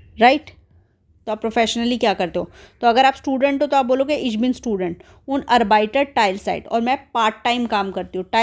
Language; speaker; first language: Hindi; native; Hindi